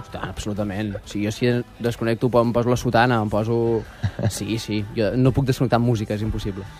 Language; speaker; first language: Catalan; native; Catalan